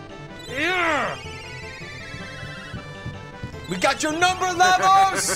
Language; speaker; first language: English; native; English